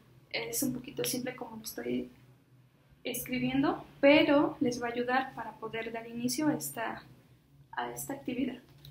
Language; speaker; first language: Spanish; native; Spanish